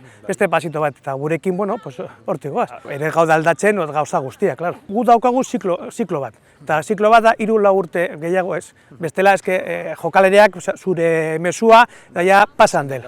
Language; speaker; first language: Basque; non-native, learner; Spanish